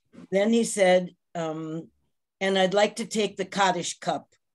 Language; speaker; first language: English; native; English